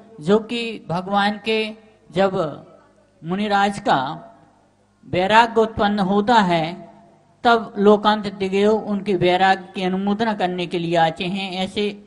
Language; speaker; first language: Hindi; native; Hindi